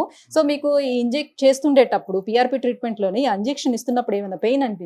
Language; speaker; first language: Telugu; native; Telugu